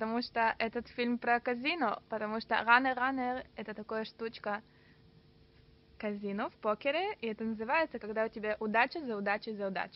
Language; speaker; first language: Russian; early bilingual, heritage; Russian